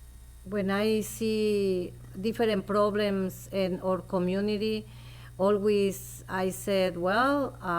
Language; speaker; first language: English; non-native, local second language; Spanish